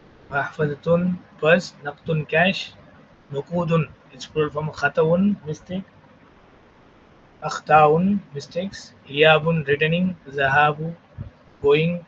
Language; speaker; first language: English; non-native, local second language; Tamil